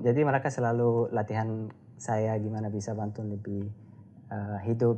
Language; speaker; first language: Indonesian; non-native, learner; Arabic